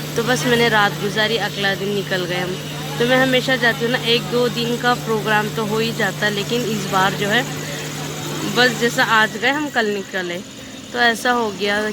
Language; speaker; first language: Hindi; non-native, local second language; Urdu